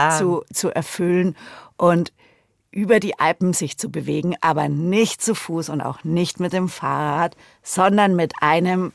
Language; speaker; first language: German; native; German